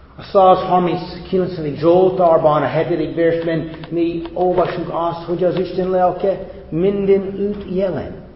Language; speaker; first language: Hungarian; non-native, fluent; English